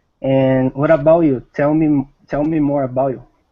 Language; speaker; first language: English; non-native, learner; Portuguese